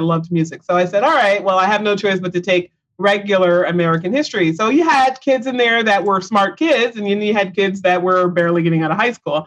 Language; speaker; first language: English; native; English